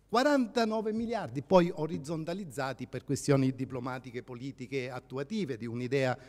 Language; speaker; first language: Italian; native; Italian